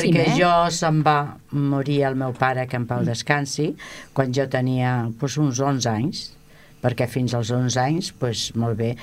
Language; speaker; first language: Catalan; native; Catalan